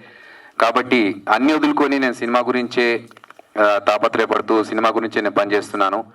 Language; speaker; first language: Telugu; native; Telugu